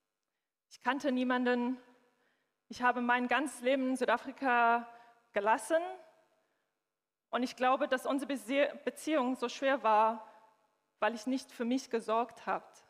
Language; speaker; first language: German; non-native, fluent; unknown